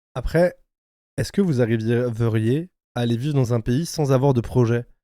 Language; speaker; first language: French; native; French